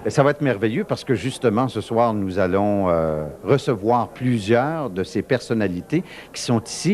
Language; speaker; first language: French; native; French